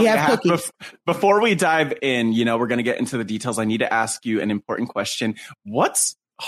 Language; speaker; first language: English; native; English